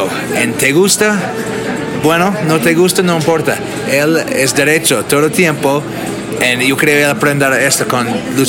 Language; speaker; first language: Spanish; non-native, learner; English